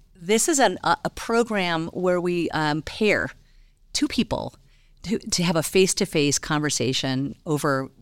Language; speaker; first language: English; native; English